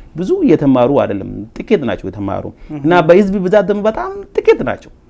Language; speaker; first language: Amharic; non-native, local second language; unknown